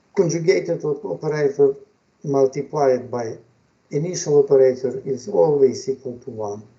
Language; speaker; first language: English; non-native, fluent; Ukrainian